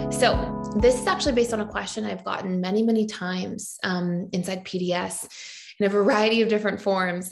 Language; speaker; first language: English; native; English